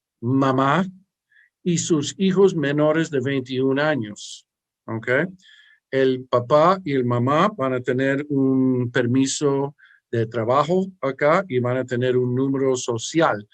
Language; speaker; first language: Spanish; early bilingual, heritage; English